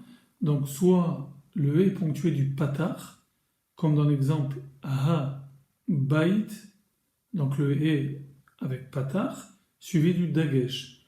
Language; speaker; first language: French; native; French